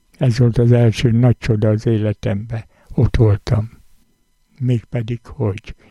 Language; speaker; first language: Hungarian; native; Hungarian